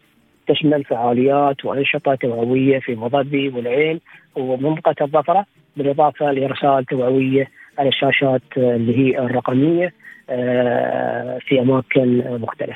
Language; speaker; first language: Arabic; native; Arabic